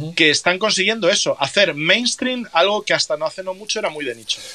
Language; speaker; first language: Spanish; native; Spanish